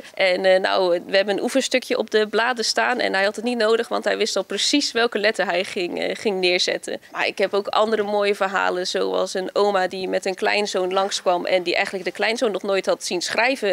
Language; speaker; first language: Dutch; native; Dutch